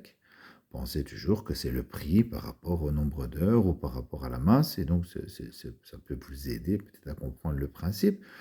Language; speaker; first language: French; native; French